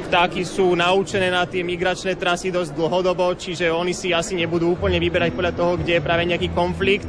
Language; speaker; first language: Slovak; native; Slovak